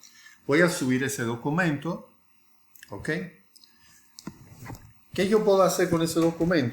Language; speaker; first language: Spanish; non-native, fluent; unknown